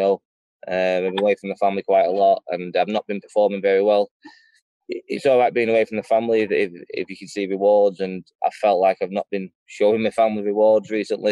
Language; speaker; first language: English; native; English